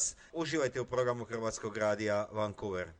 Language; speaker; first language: Croatian; native; Croatian